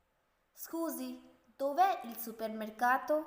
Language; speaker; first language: Italian; non-native, learner; Urdu